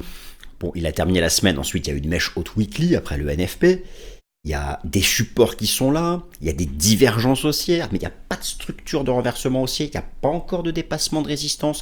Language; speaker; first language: French; native; French